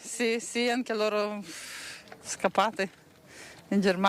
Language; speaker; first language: Italian; non-native, learner; Ukrainian